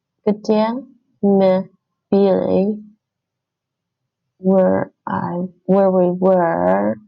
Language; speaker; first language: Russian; non-native, learner; English